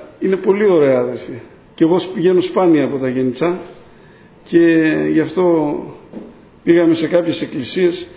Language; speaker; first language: Greek; native; Greek